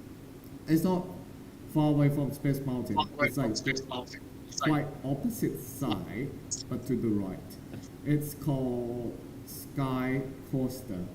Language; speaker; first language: English; non-native, learner; Thai